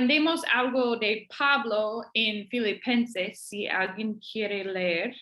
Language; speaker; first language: Spanish; non-native, fluent; English